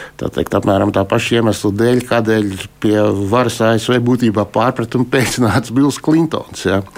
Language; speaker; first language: Latvian; native; Latvian